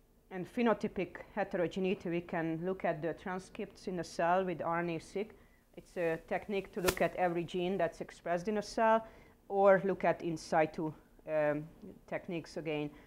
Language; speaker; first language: English; non-native, fluent; Hungarian